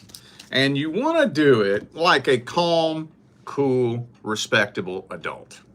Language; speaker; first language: English; native; English